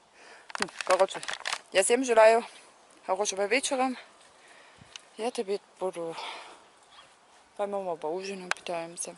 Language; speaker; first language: Russian; non-native, learner; German